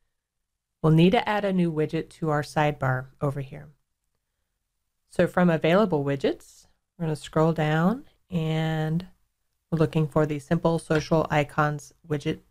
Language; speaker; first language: English; native; English